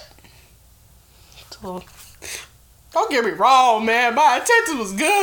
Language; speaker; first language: English; native; English